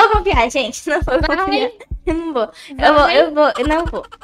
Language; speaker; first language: Portuguese; native; Portuguese